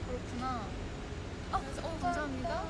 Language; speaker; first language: Korean; native; Korean